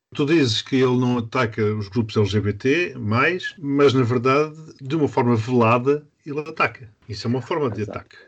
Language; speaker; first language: Portuguese; native; Portuguese